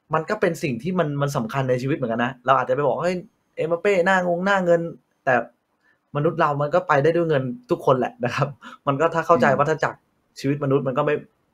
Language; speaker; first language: Thai; native; Thai